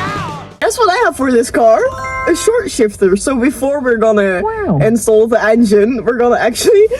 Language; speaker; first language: English; non-native, fluent; Dutch